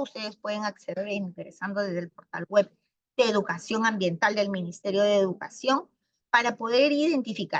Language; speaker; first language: Spanish; native; Spanish